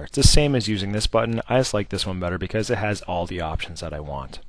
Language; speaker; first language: English; native; English